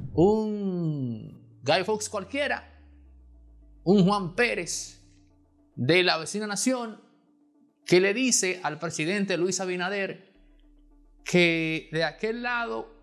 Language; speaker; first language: Spanish; native; Spanish